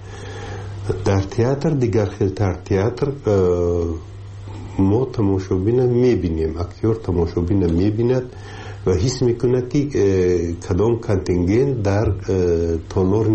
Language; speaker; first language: Persian; native; Persian